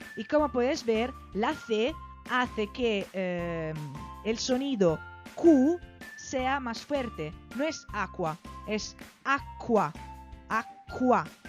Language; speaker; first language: Spanish; non-native, fluent; Italian